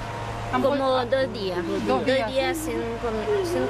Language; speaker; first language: Spanish; non-native, learner; Haitian Creole